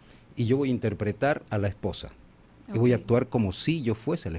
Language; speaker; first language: Spanish; native; Spanish